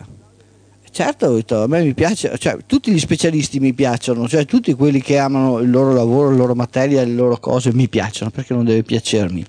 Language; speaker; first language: Italian; native; Italian